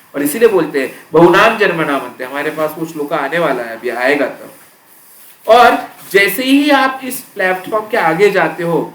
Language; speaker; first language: Hindi; non-native, local second language; Marathi